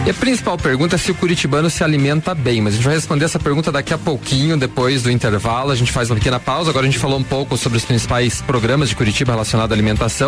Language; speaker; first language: Portuguese; native; Portuguese